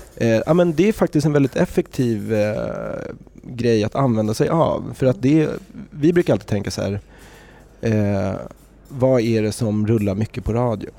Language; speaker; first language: Swedish; native; Swedish